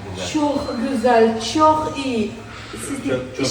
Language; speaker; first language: Turkish; non-native, learner; Russian